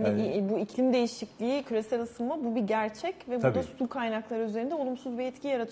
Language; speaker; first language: Turkish; native; Turkish